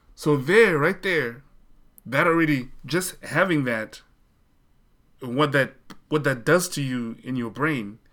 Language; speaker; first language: English; non-native, local second language; Shona